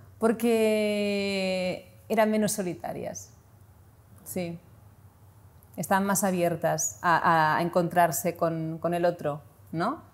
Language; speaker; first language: Spanish; non-native, local second language; Catalan